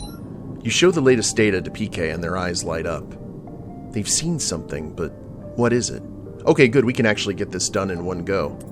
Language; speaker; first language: English; native; English